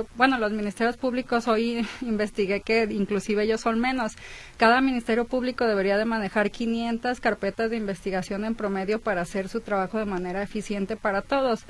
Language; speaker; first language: Spanish; native; Spanish